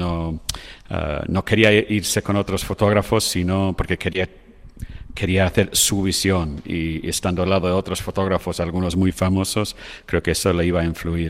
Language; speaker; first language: Spanish; non-native, fluent; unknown